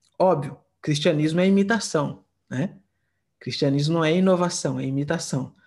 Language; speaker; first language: Portuguese; native; Portuguese